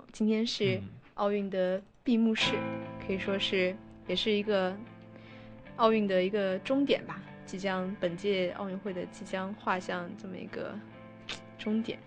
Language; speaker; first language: Chinese; native; Chinese